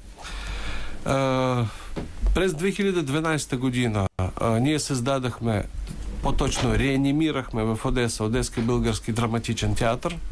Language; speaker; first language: Bulgarian; early bilingual, heritage; Bulgarian